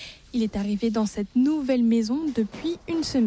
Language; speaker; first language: French; native; French